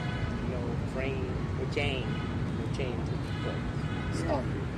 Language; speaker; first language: English; non-native, fluent; Vietnamese